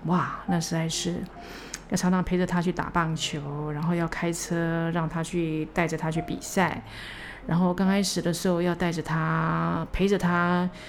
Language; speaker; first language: Chinese; native; Chinese